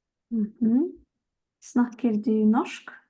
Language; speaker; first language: Norwegian; non-native, fluent; Lithuanian